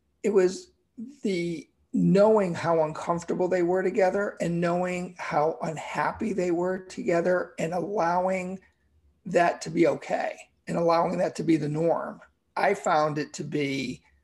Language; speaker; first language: English; native; English